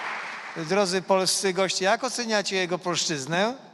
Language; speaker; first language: Polish; native; Polish